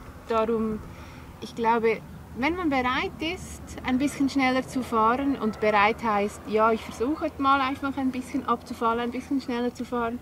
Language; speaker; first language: German; native; German